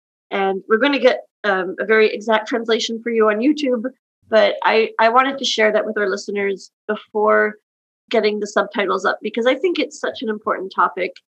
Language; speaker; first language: English; native; English